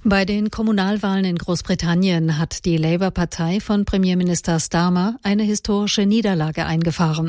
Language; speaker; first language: German; native; German